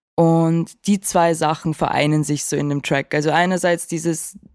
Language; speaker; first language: German; native; German